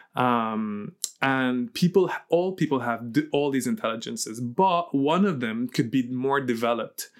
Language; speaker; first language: English; early bilingual, heritage; Arabic